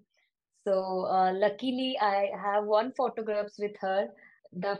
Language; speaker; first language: English; non-native, local second language; Odia